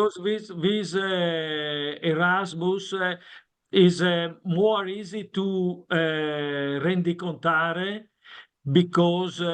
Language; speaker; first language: English; non-native, learner; Italian